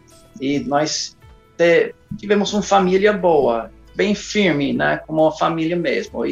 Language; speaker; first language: Portuguese; non-native, fluent; English